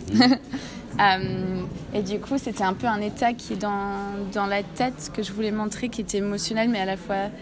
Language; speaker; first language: French; non-native, fluent; English